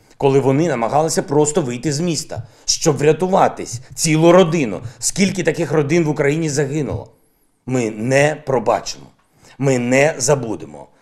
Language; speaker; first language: Ukrainian; non-native, local second language; Russian